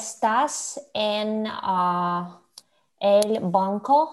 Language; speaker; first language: Spanish; non-native, learner; Russian